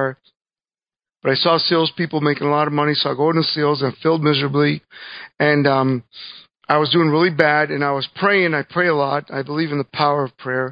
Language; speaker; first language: English; early bilingual, other home language; Spanish